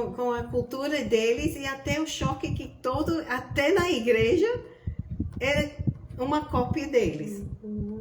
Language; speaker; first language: Portuguese; non-native, fluent; English